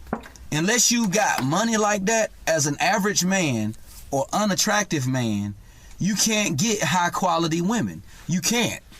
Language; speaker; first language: English; native; English